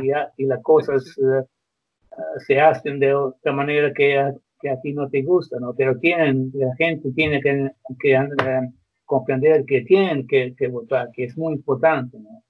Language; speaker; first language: Spanish; non-native, fluent; Croatian